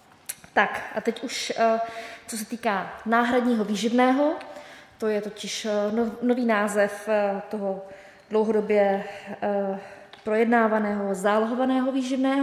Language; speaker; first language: Czech; native; Czech